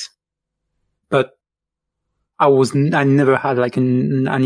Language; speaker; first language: English; non-native, fluent; French